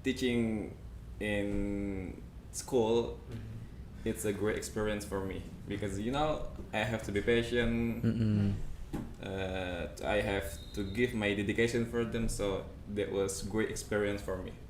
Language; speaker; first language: English; non-native, fluent; Indonesian